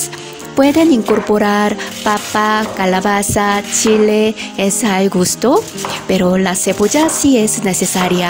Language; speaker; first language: Spanish; non-native, fluent; Korean